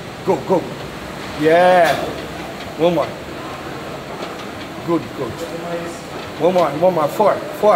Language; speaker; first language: English; non-native, learner; Portuguese